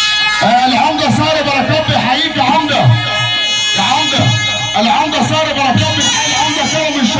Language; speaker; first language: Arabic; native; Arabic